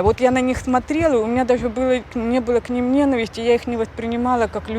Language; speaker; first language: Russian; native; Russian